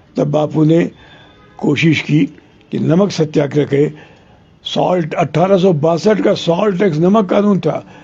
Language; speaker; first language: Hindi; non-native, local second language; Telugu